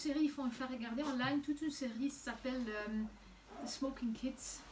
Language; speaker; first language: French; non-native, local second language; Dutch